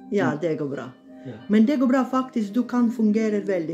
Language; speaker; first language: Norwegian; non-native, learner; Bosnian